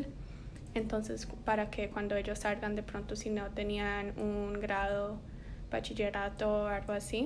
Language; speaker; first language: Spanish; early bilingual, heritage; Spanish